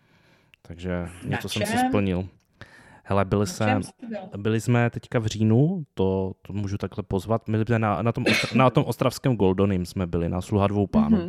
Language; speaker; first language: Czech; native; Czech